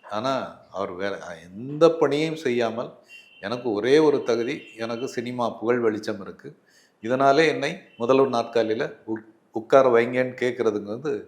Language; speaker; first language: Tamil; native; Tamil